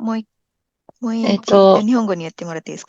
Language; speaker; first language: Japanese; non-native, fluent; Indonesian